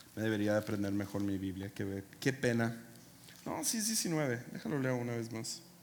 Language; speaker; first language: Spanish; non-native, fluent; English